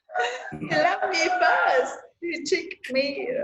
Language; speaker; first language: English; non-native, learner; Vietnamese